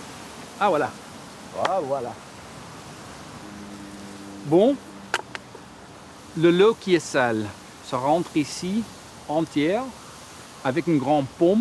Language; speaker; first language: French; non-native, learner; Dutch